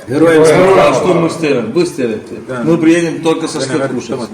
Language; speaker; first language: Russian; non-native, learner; Estonian